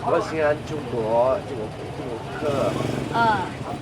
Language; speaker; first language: Chinese; early bilingual, heritage; Chinese